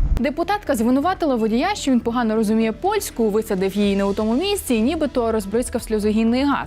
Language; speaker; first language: Ukrainian; native; Ukrainian